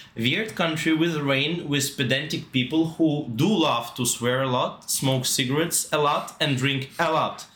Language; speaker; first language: English; non-native, fluent; Russian